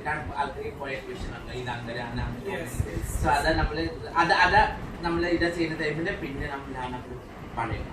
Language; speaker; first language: Malayalam; non-native, learner; Assamese